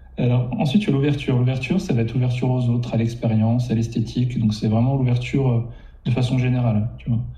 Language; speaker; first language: French; native; French